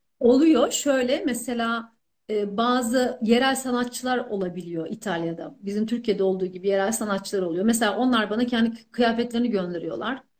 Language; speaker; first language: Turkish; native; Turkish